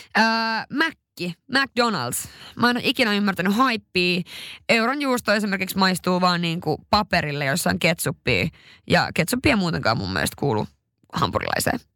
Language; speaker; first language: Finnish; native; Finnish